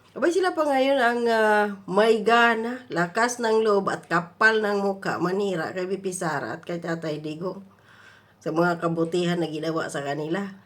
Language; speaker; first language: Filipino; non-native, local second language; Cebuano